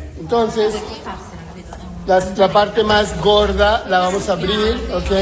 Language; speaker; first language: Spanish; non-native, fluent; Italian